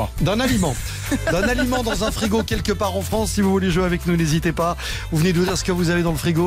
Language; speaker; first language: French; native; French